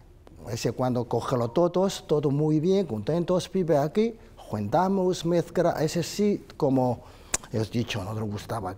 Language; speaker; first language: Spanish; non-native, learner; Chinese